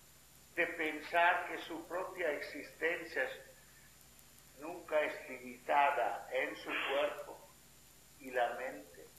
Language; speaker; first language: Spanish; non-native, fluent; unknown